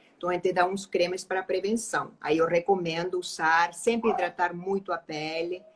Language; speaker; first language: Portuguese; non-native, fluent; Spanish